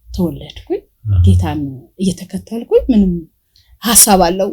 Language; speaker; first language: Amharic; native; Amharic